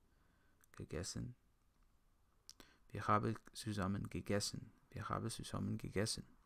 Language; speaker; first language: German; non-native, learner; English